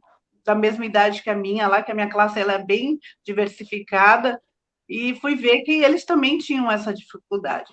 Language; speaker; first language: Portuguese; native; Portuguese